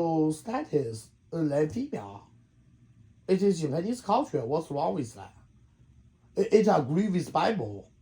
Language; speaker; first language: English; non-native, learner; Chinese